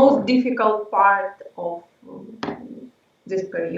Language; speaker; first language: English; non-native, learner; Ukrainian